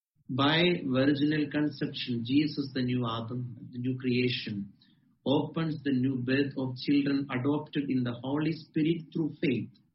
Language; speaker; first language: English; non-native, local second language; Malayalam